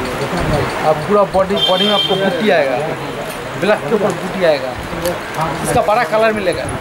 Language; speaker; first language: Hindi; non-native, local second language; Bangla